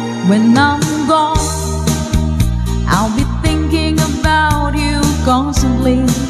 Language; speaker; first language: English; non-native, local second language; Filipino